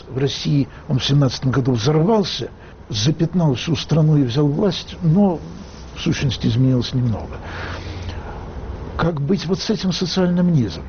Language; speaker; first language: Russian; native; Russian